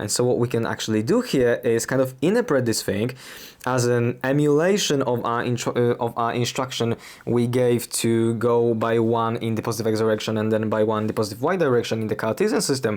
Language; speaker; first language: English; non-native, fluent; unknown